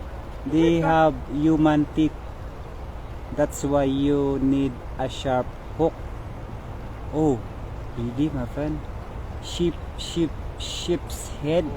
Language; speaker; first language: English; non-native, local second language; Filipino